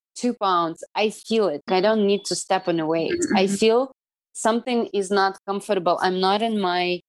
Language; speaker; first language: English; non-native, fluent; Russian